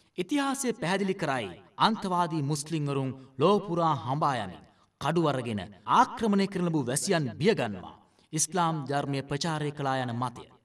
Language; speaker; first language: Sinhala; non-native, local second language; Tamil